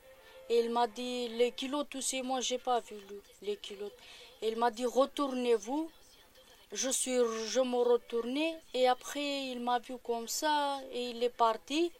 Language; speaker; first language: French; non-native, learner; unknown